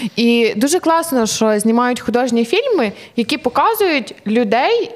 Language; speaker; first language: Ukrainian; native; Ukrainian